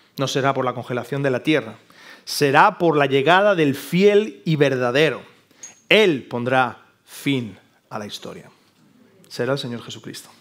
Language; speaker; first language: Spanish; native; Spanish